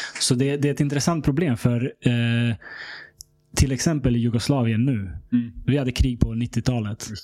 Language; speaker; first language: Swedish; early bilingual, other home language; Serbian